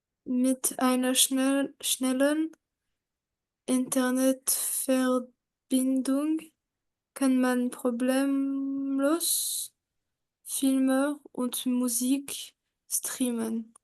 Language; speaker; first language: German; non-native, learner; French